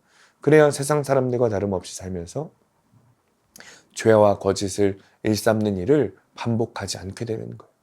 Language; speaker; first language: Korean; native; Korean